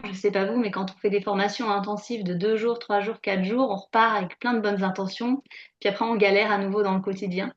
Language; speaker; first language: French; native; French